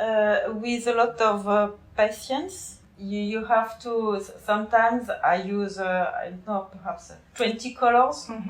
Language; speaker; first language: English; non-native, learner; French